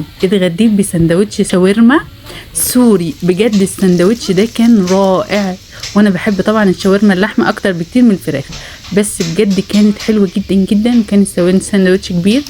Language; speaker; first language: Arabic; native; Arabic